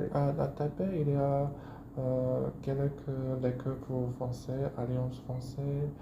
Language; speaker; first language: French; non-native, learner; Chinese